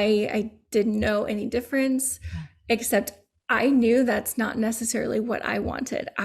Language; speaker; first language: English; native; English